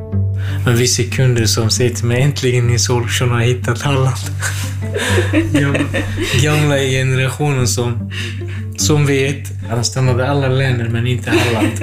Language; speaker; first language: Swedish; non-native, fluent; Kurdish